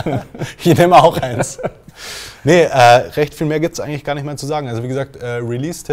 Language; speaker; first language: German; native; German